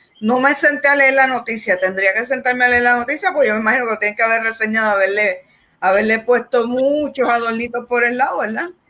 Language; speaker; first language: Spanish; native; Spanish